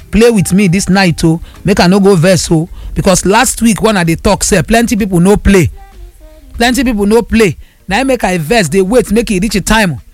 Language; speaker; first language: Nigerian Pidgin; non-native, local second language; Yoruba